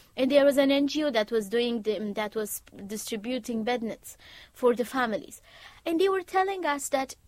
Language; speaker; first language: English; non-native, fluent; Persian